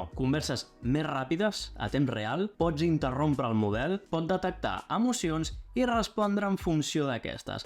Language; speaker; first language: Catalan; native; Catalan